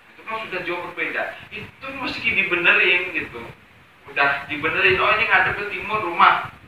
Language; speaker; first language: Indonesian; non-native, local second language; Javanese